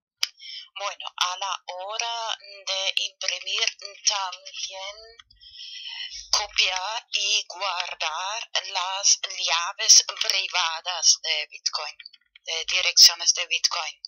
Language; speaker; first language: Spanish; non-native, fluent; German